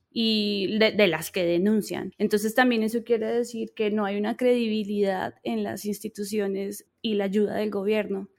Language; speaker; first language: Spanish; native; Spanish